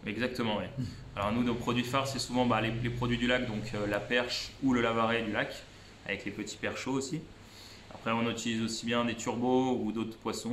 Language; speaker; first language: French; native; French